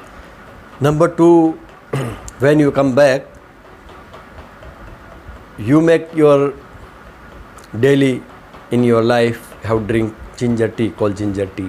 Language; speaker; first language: English; non-native, learner; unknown